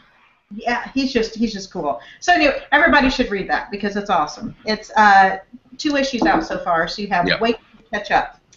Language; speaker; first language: English; native; English